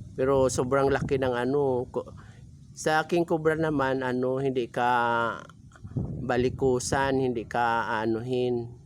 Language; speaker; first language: Filipino; non-native, local second language; Cebuano